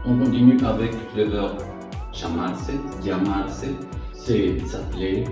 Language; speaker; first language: French; non-native, fluent; Spanish